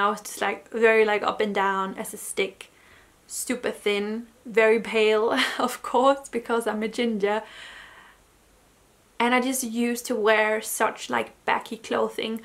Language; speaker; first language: English; non-native, fluent; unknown